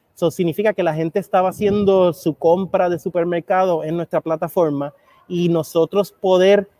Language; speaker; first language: Spanish; native; Spanish